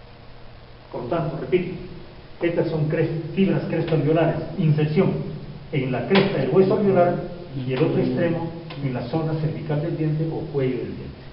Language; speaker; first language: Spanish; native; Spanish